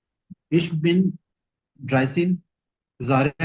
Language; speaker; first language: German; non-native, learner; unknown